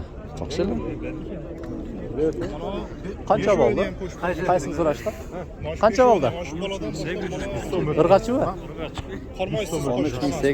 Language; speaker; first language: Kyrgyz; non-native, local second language; Uzbek